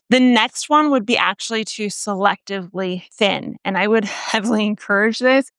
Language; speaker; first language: English; native; English